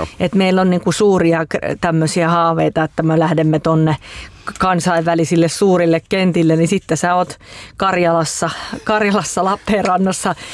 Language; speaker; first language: Finnish; native; Finnish